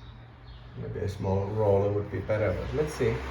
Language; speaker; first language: English; non-native, fluent; Finnish